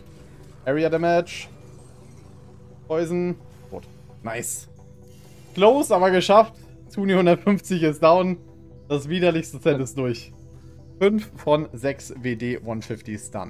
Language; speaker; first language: German; native; German